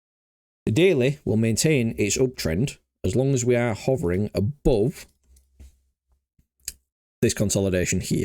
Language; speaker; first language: English; native; English